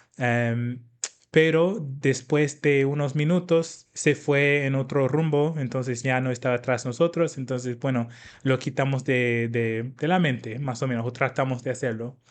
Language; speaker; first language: Spanish; non-native, fluent; English